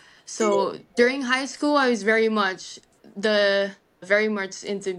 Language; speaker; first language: English; non-native, fluent; Dutch